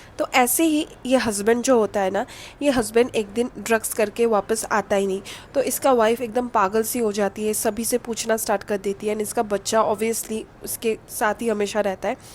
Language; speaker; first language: Hindi; non-native, local second language; Bangla